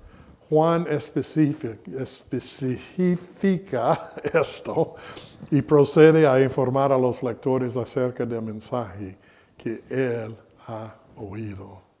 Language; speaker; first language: Spanish; non-native, fluent; English